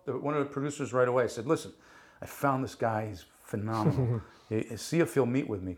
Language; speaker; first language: English; early bilingual, other home language; Italian